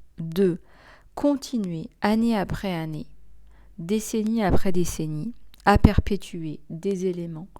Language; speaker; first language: French; native; French